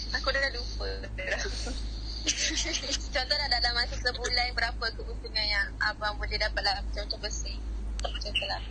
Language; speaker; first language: Malay; native; Malay